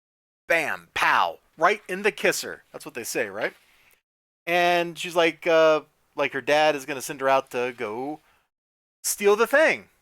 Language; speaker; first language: English; native; English